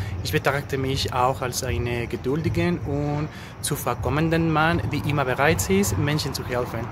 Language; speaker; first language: German; non-native, learner; Spanish